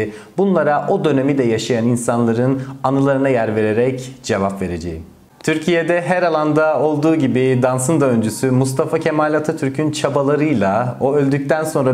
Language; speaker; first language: Turkish; native; Turkish